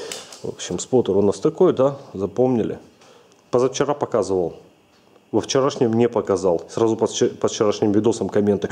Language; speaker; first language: Russian; native; Russian